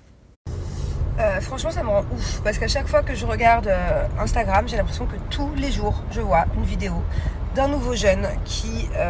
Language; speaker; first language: French; native; French